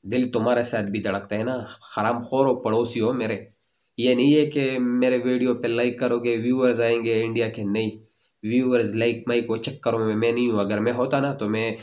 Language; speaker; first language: Urdu; native; Urdu